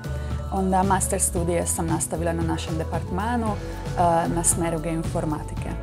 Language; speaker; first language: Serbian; non-native, local second language; Hungarian